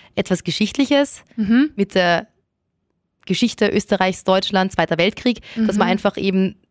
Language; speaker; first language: German; native; German